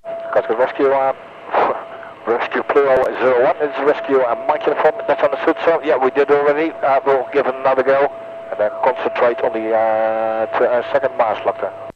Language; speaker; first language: English; non-native, fluent; Dutch